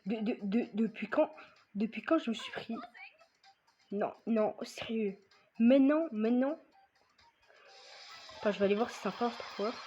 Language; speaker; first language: French; native; French